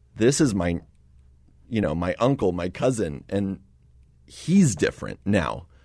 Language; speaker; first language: English; native; English